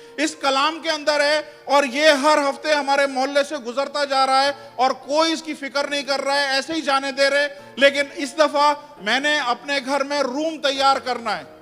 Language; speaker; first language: Urdu; non-native, local second language; Punjabi